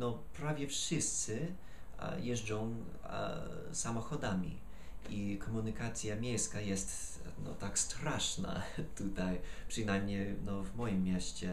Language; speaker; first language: Polish; non-native, fluent; English